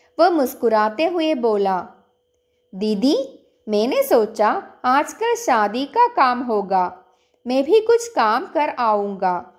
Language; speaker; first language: Hindi; non-native, local second language; Malayalam